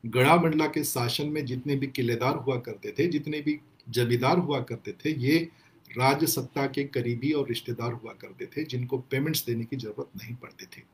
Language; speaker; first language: Hindi; non-native, local second language; Gondi